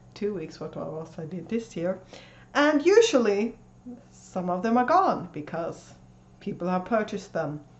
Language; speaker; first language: English; non-native, fluent; Swedish